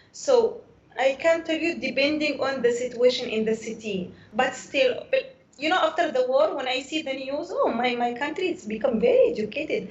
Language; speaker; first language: English; non-native, learner; Arabic